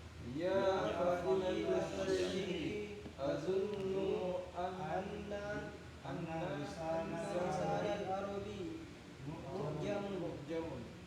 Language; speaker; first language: Arabic; non-native, learner; Indonesian